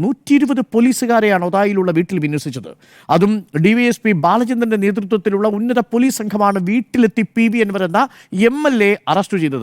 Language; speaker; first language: Malayalam; native; Malayalam